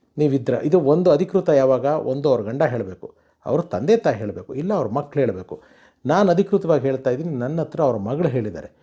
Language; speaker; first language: Kannada; native; Kannada